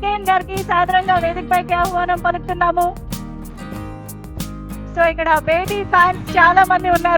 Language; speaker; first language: Telugu; native; Telugu